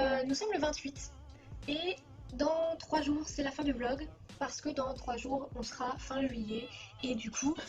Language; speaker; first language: French; native; French